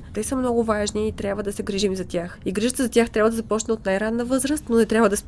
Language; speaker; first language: Bulgarian; native; Bulgarian